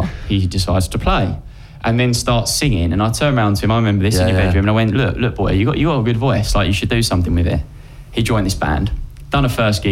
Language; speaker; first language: English; native; English